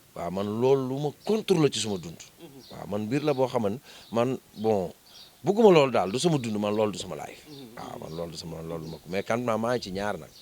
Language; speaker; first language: Wolof; non-native, local second language; Fula